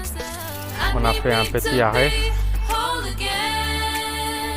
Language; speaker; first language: French; non-native, fluent; Hindi